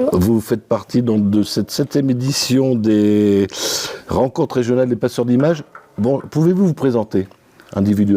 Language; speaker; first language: French; native; French